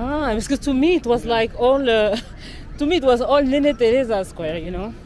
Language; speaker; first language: English; non-native, learner; French